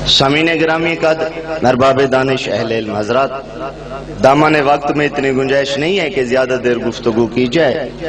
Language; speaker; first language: Urdu; non-native, local second language; Saraiki